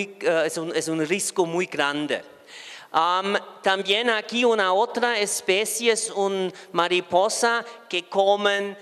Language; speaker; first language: Spanish; non-native, fluent; German